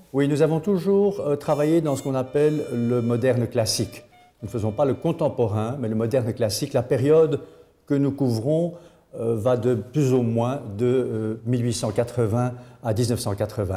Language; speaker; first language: French; native; French